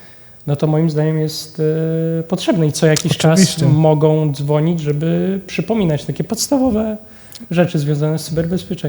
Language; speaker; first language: Polish; native; Polish